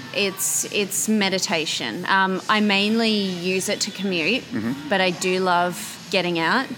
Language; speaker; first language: English; native; English